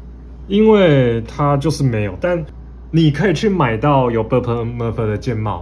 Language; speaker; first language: Chinese; native; Chinese